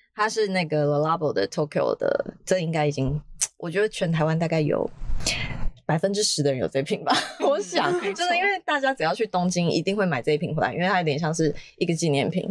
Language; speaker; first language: Chinese; native; Chinese